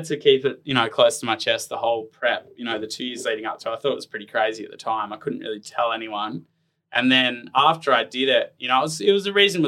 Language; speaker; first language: English; native; English